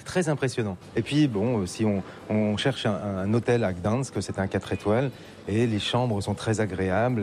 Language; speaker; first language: French; native; French